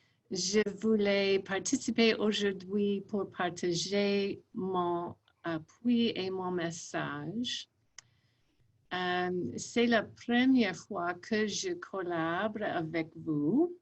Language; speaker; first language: French; non-native, fluent; English